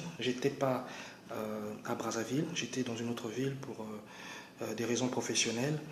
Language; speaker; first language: French; non-native, local second language; Lingala